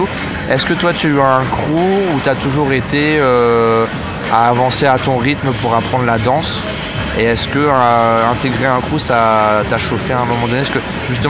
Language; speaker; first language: French; native; French